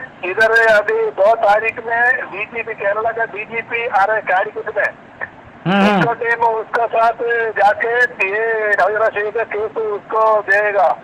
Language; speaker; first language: Hindi; non-native, local second language; Malayalam